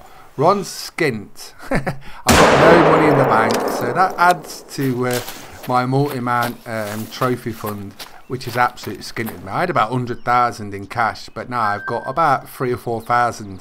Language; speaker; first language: English; native; English